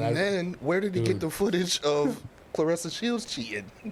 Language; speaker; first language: English; native; English